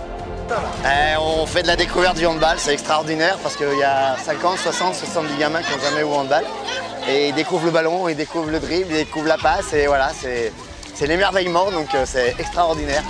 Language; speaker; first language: French; native; French